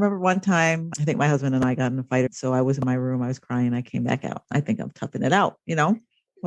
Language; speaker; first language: English; native; English